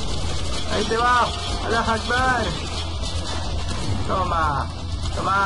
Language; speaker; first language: Spanish; native; Spanish